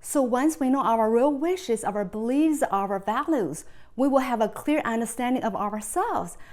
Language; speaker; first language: English; non-native, fluent; Chinese